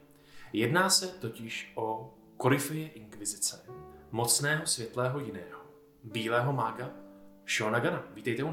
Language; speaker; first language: Czech; native; Czech